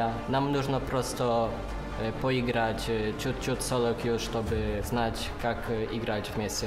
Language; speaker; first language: Russian; non-native, learner; Polish